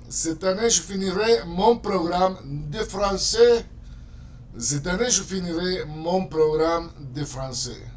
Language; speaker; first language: French; non-native, fluent; Spanish